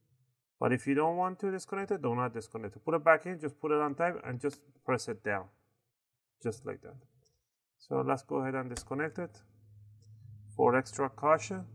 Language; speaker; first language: English; non-native, fluent; Spanish